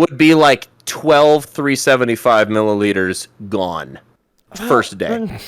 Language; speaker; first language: English; native; English